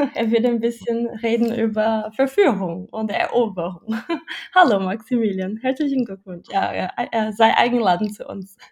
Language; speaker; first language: German; non-native, fluent; Portuguese